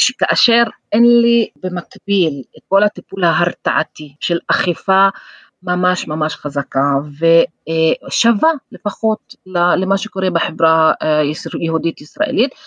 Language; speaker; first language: Hebrew; non-native, local second language; Arabic